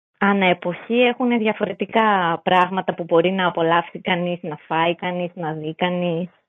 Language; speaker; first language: Greek; native; Greek